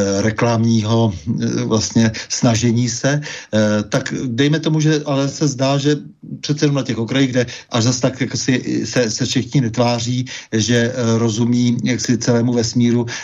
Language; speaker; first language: Czech; native; Czech